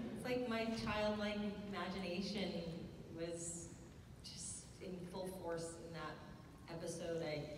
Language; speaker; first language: English; native; English